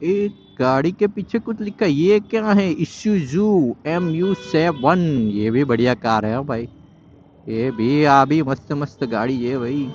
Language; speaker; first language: Hindi; non-native, local second language; Gujarati